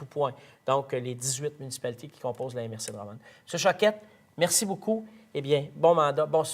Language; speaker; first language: French; native; French